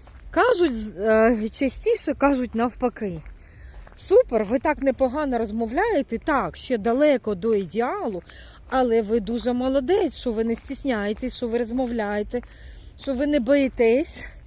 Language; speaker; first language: Ukrainian; non-native, local second language; Russian